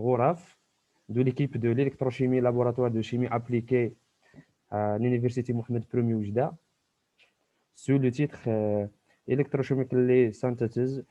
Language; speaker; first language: French; non-native, local second language; Arabic